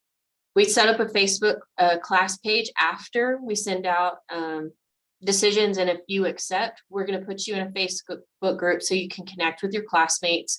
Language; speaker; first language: English; native; English